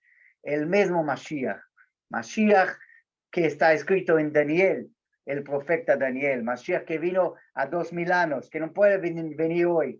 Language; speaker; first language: Spanish; non-native, learner; Portuguese